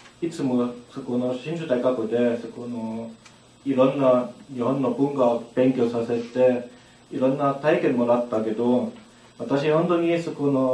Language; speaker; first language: Japanese; non-native, learner; German